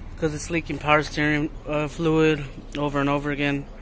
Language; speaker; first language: English; early bilingual, other home language; Spanish